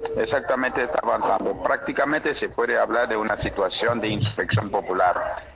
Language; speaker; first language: Spanish; non-native, fluent; Haitian Creole